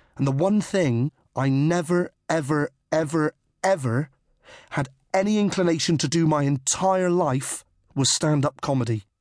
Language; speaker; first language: English; native; English